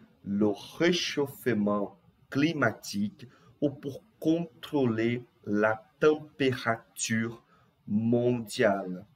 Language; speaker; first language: French; non-native, fluent; Portuguese